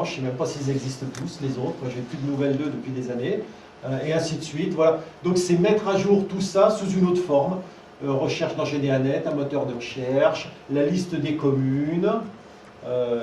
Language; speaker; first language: French; native; French